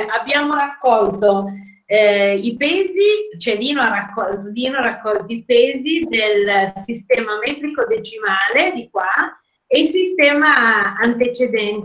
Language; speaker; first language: Italian; native; Italian